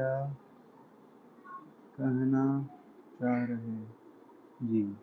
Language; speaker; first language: Turkish; non-native, learner; Urdu